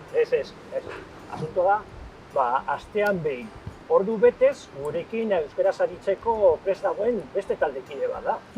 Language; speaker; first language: Basque; non-native, local second language; Spanish